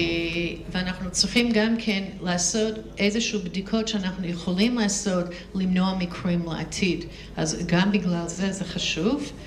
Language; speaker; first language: Hebrew; non-native, fluent; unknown